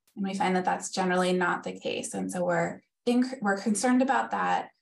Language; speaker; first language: English; native; English